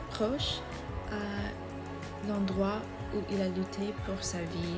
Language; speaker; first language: French; non-native, learner; English